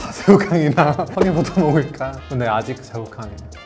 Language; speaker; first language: Korean; non-native, fluent; Spanish